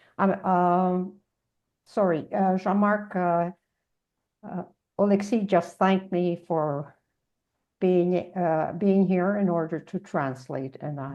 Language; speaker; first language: English; native; English